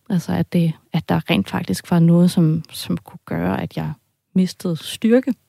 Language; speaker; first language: Danish; early bilingual, heritage; Danish